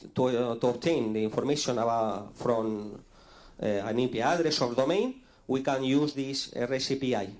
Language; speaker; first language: English; non-native, fluent; Spanish